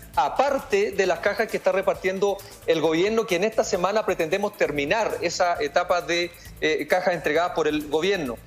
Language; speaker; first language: Spanish; native; Spanish